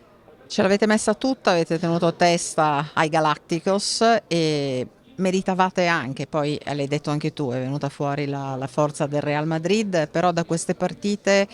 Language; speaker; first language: Italian; native; Italian